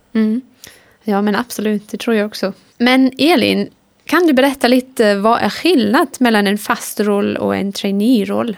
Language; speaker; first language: Swedish; non-native, fluent; German